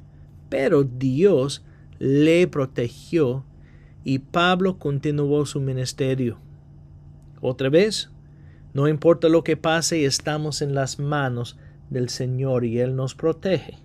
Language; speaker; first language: Spanish; non-native, fluent; English